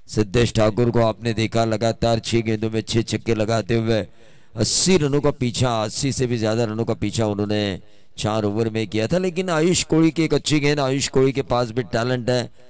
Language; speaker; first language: Hindi; non-native, local second language; Marathi